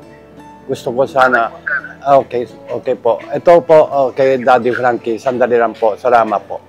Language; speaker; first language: Filipino; non-native, learner; Japanese